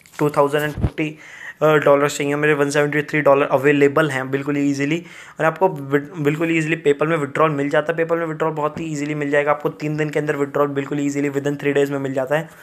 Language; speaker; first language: Hindi; native; Hindi